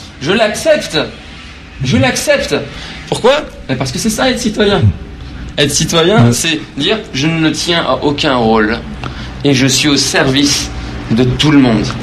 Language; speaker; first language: French; non-native, fluent; Persian